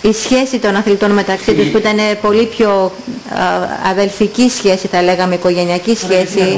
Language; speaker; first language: Greek; native; Greek